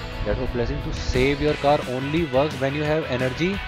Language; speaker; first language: English; non-native, local second language; Hindi